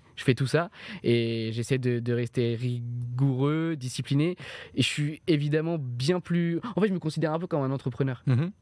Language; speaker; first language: French; native; French